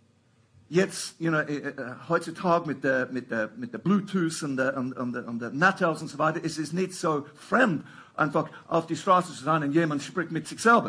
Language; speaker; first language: German; non-native, fluent; English